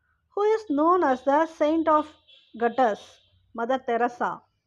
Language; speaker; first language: English; non-native, local second language; Tamil